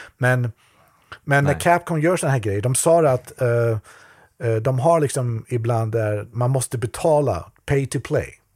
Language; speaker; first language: Swedish; native; Swedish